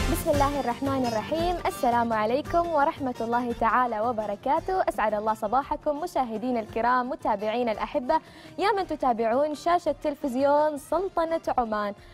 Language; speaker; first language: Arabic; native; Arabic